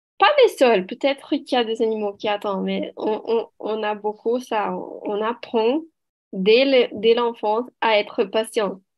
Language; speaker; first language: French; non-native, learner; Portuguese